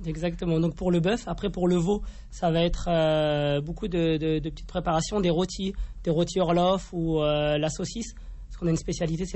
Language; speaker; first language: French; native; French